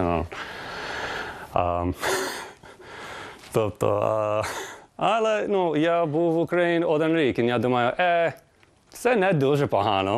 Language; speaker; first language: Ukrainian; non-native, learner; English